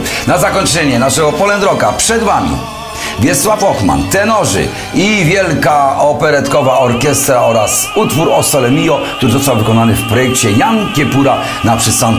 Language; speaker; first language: Polish; native; Polish